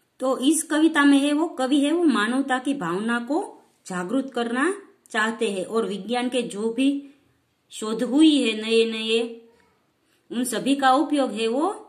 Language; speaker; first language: Hindi; non-native, local second language; Gujarati